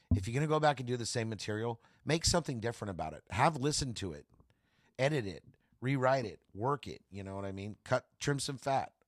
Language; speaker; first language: English; native; English